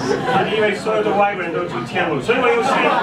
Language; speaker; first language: Chinese; non-native, fluent; English